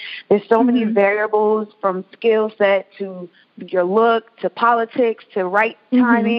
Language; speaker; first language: English; native; English